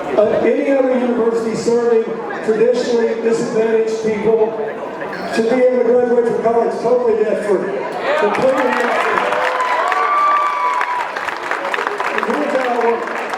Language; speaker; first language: English; native; English